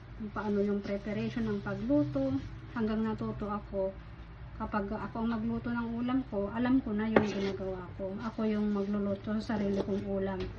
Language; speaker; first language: Filipino; native; Filipino